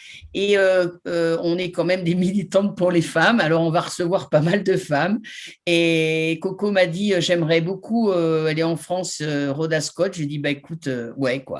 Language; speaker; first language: French; native; French